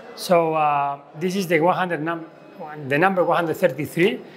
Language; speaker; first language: English; non-native, fluent; Spanish